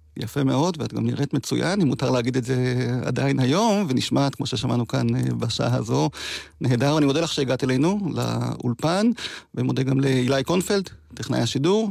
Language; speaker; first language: Hebrew; native; Hebrew